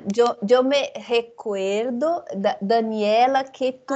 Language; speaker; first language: Spanish; non-native, fluent; Portuguese